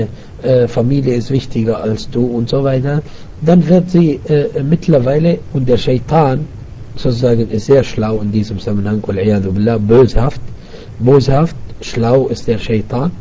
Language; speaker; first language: German; non-native, fluent; Arabic